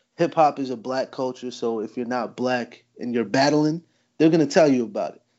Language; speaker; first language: English; native; English